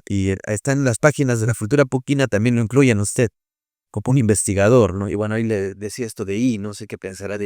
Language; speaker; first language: Spanish; native; Spanish